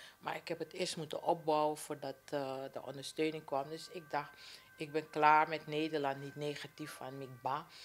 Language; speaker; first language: Dutch; native; Dutch